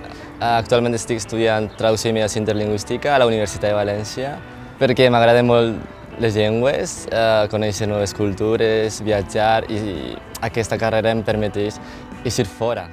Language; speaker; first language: Catalan; non-native, local second language; Chinese